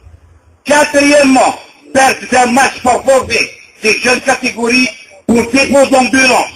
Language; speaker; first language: French; non-native, local second language; Arabic